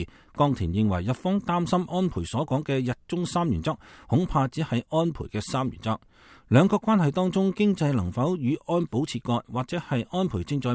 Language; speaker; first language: Chinese; native; Chinese